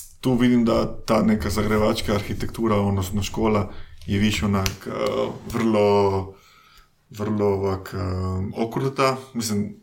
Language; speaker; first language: Croatian; non-native, fluent; Spanish